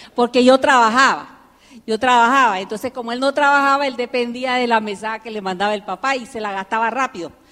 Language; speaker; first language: Spanish; early bilingual, heritage; Spanish